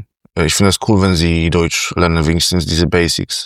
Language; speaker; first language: German; non-native, fluent; Polish